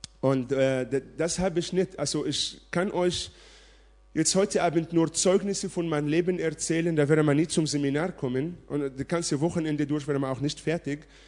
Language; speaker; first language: German; non-native, fluent; Arabic